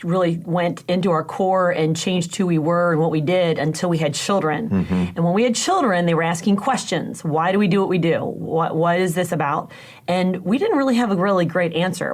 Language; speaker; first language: English; native; English